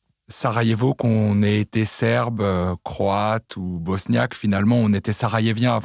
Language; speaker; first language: French; native; French